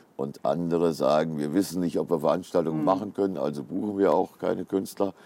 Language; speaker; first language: German; native; German